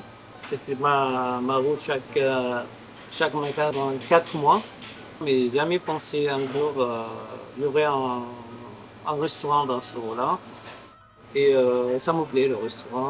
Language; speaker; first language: French; non-native, fluent; Arabic